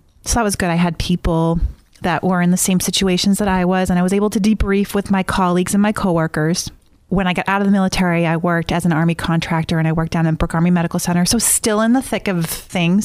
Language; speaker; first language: English; native; English